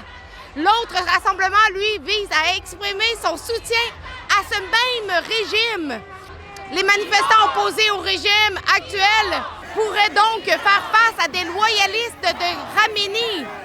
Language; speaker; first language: French; native; French